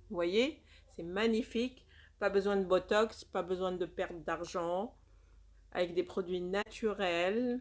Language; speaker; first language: French; non-native, local second language; Arabic